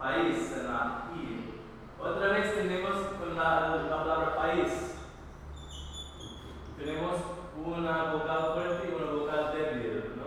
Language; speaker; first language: Spanish; non-native, fluent; English